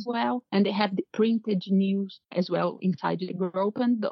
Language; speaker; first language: English; non-native, fluent; Portuguese